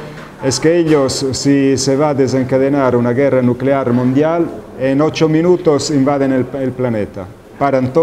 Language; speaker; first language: Spanish; non-native, fluent; Italian